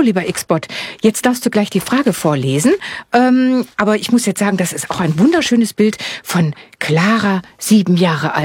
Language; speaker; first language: German; native; German